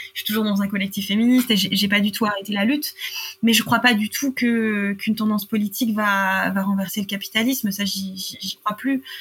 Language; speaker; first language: French; native; French